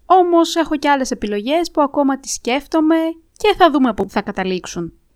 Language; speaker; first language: Greek; early bilingual, other home language; Romanian